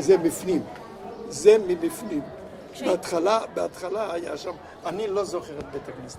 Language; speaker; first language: Hebrew; non-native, local second language; Yiddish